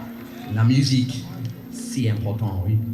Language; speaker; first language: French; non-native, learner; English